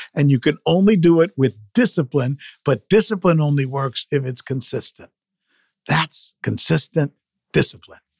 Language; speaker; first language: English; early bilingual, other home language; Spanish